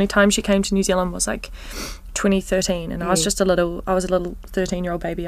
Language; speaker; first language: English; native; English